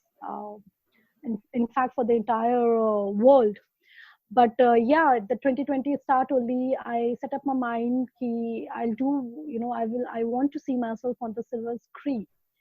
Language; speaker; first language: English; non-native, local second language; Hindi